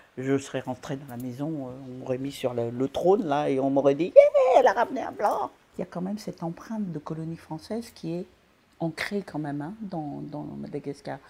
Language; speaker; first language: French; non-native, local second language; Malagasy